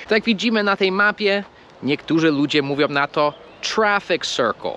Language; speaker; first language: Polish; non-native, fluent; English